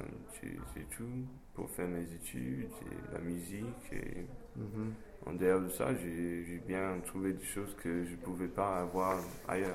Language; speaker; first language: French; non-native, fluent; English